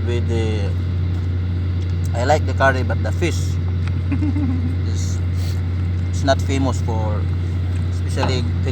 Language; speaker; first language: English; non-native, learner; Filipino